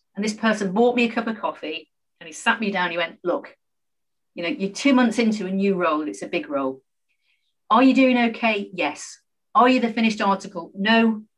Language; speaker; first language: English; native; English